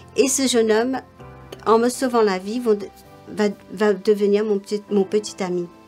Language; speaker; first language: French; non-native, local second language; Morisyen